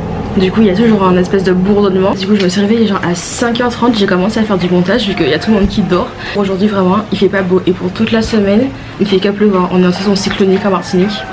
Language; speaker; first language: French; native; French